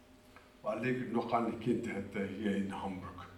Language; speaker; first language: German; early bilingual, other home language; Turkish